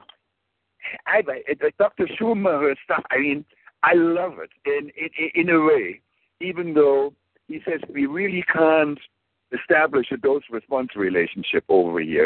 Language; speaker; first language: English; non-native, fluent; German